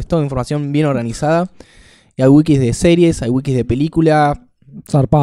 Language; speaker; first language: Spanish; native; Spanish